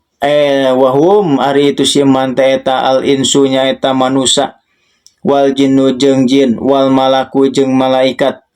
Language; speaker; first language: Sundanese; native; Sundanese